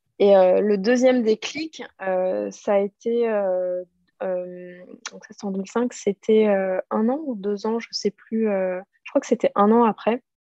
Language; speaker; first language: French; native; French